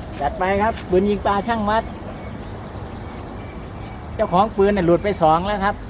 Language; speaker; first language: Thai; non-native, local second language; Northeastern Thai